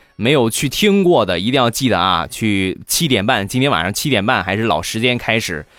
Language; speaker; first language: Chinese; native; Chinese